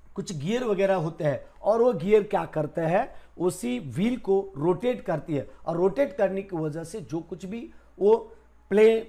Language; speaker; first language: Hindi; non-native, local second language; Marathi